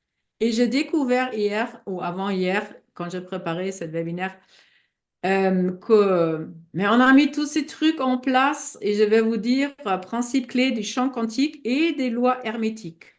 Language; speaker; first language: French; non-native, fluent; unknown